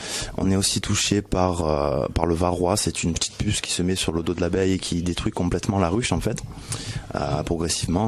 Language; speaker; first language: French; native; French